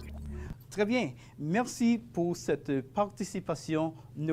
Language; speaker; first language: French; non-native, fluent; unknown